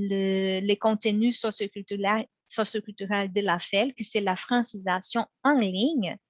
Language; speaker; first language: French; non-native, fluent; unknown